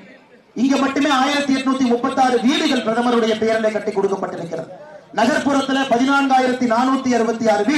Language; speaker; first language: Tamil; native; Tamil